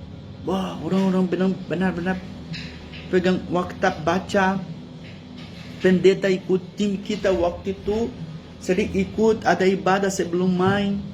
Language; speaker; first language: Indonesian; non-native, learner; Portuguese